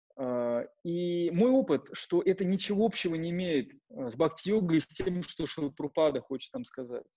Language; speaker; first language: Russian; native; Russian